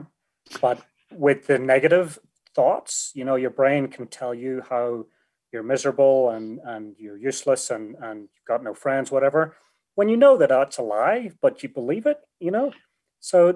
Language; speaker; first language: English; native; English